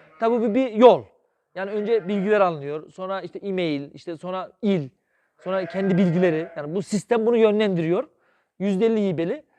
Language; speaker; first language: Turkish; native; Turkish